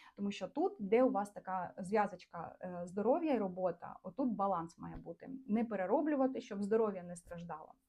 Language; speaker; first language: Ukrainian; non-native, local second language; Russian